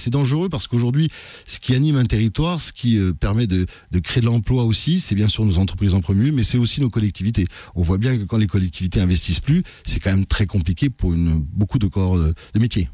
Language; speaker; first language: French; native; French